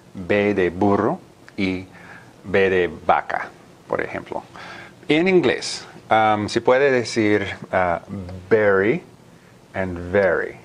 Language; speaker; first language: Spanish; non-native, learner; English